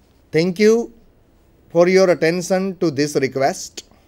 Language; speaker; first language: English; non-native, local second language; Gujarati